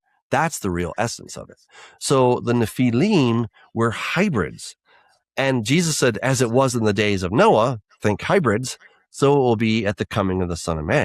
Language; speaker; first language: English; native; English